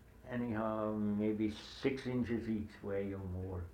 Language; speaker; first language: English; non-native, fluent; Swedish